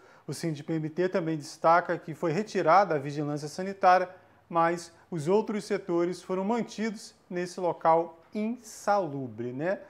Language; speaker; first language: Portuguese; native; Portuguese